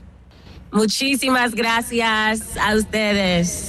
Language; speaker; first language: Spanish; non-native, learner; English